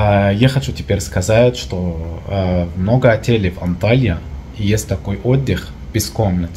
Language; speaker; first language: Russian; non-native, learner; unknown